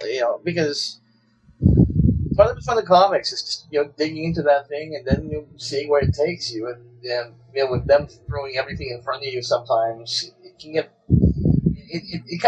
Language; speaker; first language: English; non-native, local second language; Filipino